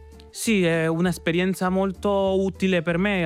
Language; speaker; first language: Italian; non-native, fluent; Spanish